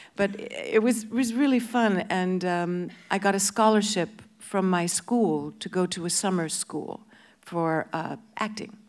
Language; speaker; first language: English; native; English